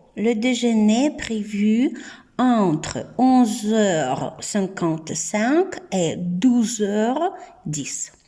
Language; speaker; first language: French; non-native, fluent; Ukrainian